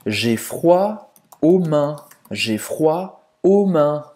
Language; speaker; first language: French; native; French